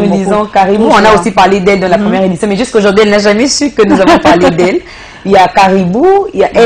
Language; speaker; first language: French; non-native, local second language; Lingala